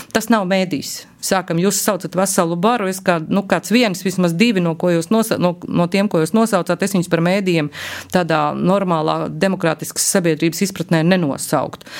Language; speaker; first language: Latvian; native; Latvian